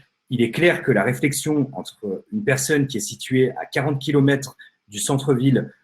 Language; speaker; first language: French; native; French